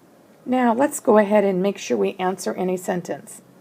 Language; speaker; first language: English; native; English